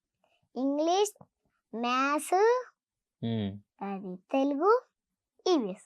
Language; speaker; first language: Telugu; native; Telugu